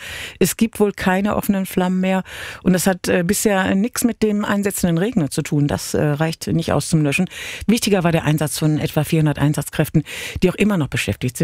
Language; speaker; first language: German; native; German